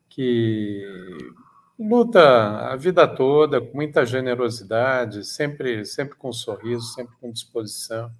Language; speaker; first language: Portuguese; native; Portuguese